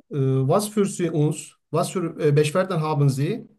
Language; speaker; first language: German; non-native, learner; Turkish